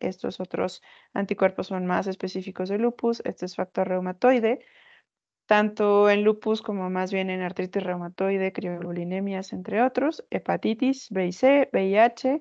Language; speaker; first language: Spanish; native; Spanish